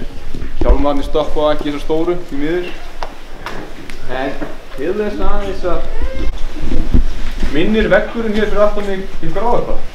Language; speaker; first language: Icelandic; native; Icelandic